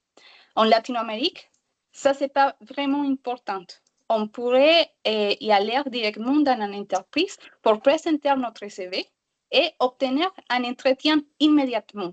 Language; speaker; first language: French; non-native, learner; Spanish